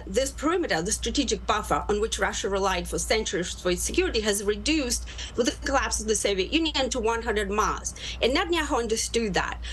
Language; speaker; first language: English; non-native, fluent; Russian